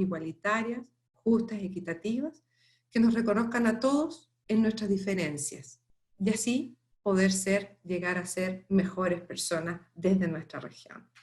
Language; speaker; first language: Spanish; native; Spanish